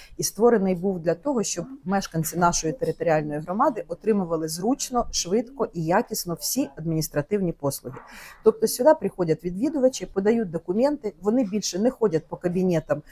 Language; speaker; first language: Ukrainian; native; Ukrainian